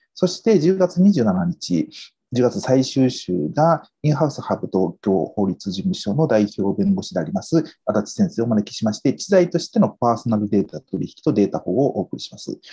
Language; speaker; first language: Japanese; native; Japanese